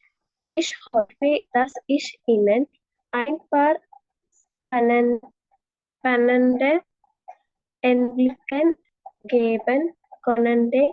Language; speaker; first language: German; non-native, learner; Malayalam